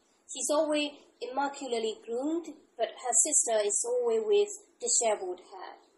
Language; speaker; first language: English; non-native, fluent; Burmese